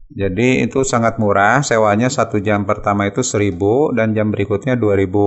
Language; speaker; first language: Indonesian; native; Indonesian